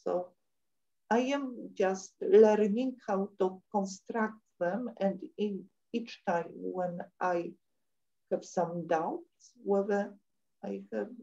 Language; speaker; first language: English; non-native, fluent; Polish